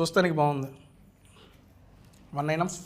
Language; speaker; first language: Telugu; native; Telugu